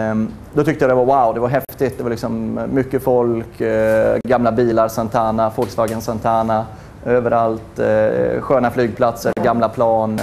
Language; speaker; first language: Swedish; native; Swedish